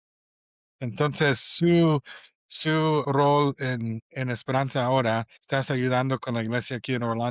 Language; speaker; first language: Spanish; non-native, fluent; English